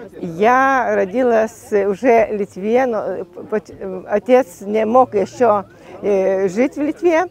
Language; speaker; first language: Russian; non-native, fluent; Lithuanian